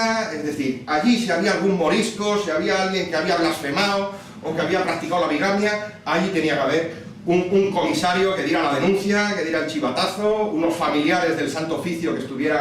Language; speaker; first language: Spanish; native; Spanish